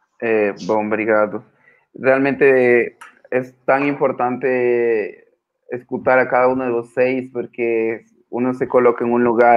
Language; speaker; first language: Portuguese; non-native, fluent; Spanish